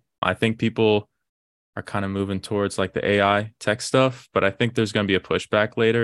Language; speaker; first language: English; native; English